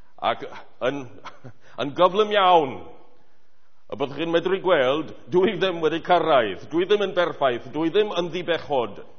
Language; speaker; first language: Welsh; non-native, fluent; English